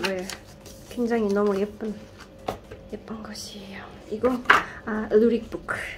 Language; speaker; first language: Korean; non-native, learner; Kazakh